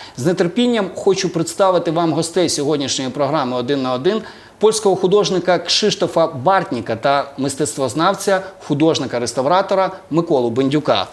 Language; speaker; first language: Ukrainian; native; Ukrainian